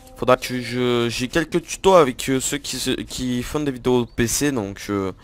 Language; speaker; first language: French; native; French